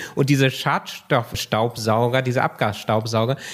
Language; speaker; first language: German; native; German